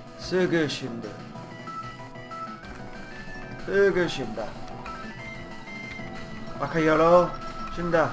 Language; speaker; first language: Japanese; non-native, learner; English